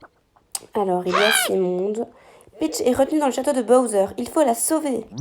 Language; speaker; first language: French; native; French